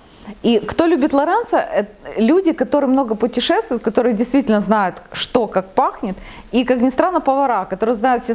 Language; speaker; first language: Russian; native; Russian